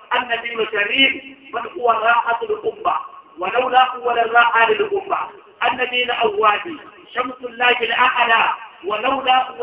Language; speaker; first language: Arabic; non-native, fluent; Hausa